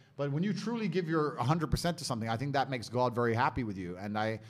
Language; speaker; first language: English; native; English